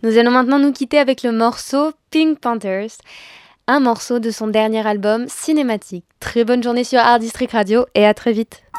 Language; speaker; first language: French; native; French